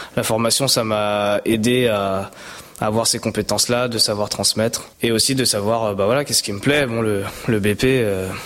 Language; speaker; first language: French; native; French